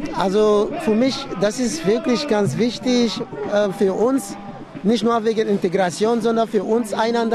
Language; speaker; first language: German; non-native, fluent; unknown